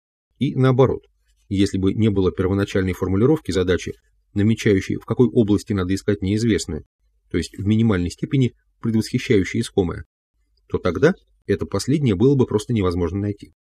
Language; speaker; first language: Russian; native; Russian